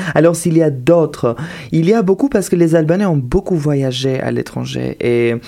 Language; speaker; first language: French; non-native, fluent; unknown